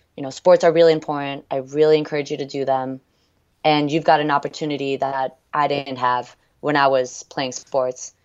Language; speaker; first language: English; early bilingual, other home language; French